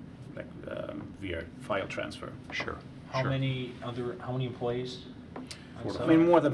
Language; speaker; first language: English; non-native, fluent; German